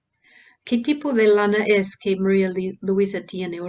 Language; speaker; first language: Spanish; non-native, fluent; English